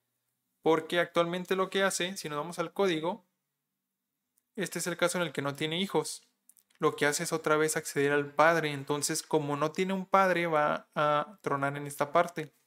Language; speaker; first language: Spanish; native; Spanish